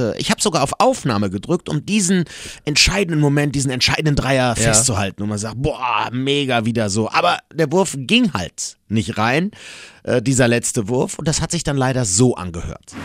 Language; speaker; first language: German; native; German